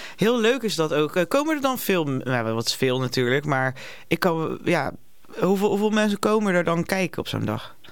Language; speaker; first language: Dutch; native; Dutch